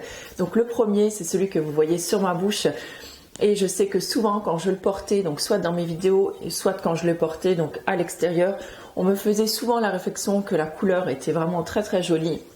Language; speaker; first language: French; native; French